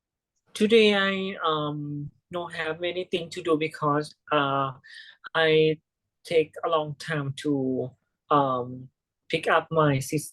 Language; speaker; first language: English; non-native, learner; Thai